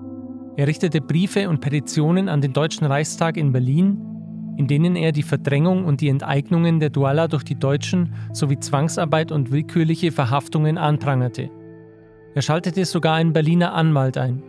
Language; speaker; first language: German; native; German